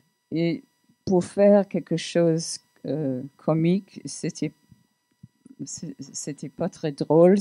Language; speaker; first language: French; non-native, fluent; English